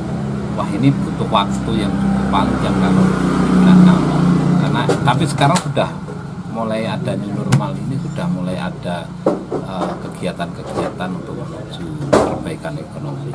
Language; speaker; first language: Indonesian; non-native, local second language; Javanese